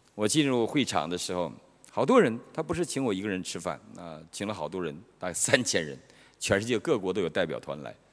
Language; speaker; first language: Chinese; native; Chinese